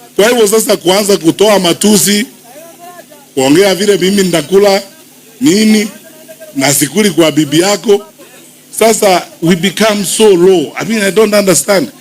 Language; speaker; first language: Swahili; non-native, local second language; Gusii